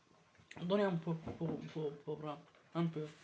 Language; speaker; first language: French; non-native, learner; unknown